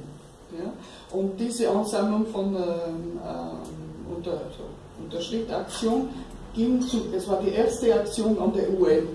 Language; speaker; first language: German; non-native, fluent; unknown